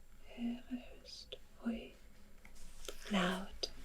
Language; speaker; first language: Norwegian; non-native, learner; German